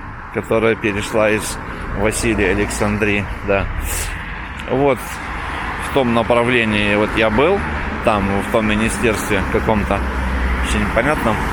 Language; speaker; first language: Russian; native; Russian